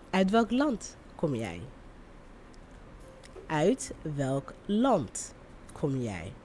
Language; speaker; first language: Dutch; non-native, fluent; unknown